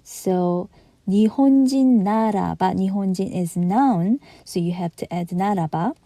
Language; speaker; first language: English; non-native, fluent; Japanese